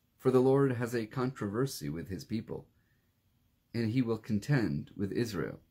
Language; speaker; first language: English; native; English